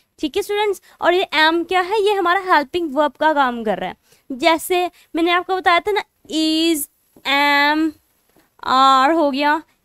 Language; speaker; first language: Hindi; non-native, local second language; Punjabi